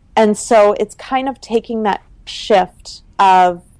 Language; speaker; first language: English; native; English